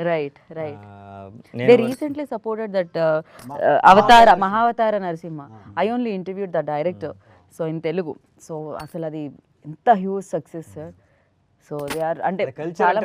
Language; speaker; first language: Telugu; native; Telugu